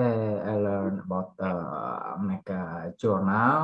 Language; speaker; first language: English; non-native, learner; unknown